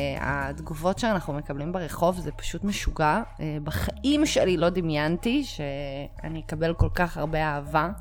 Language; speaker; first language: Hebrew; native; Hebrew